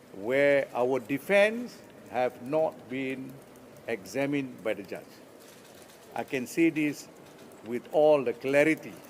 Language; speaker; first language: English; non-native, local second language; Malay